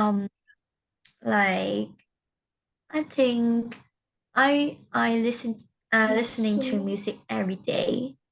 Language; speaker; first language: English; non-native, learner; Vietnamese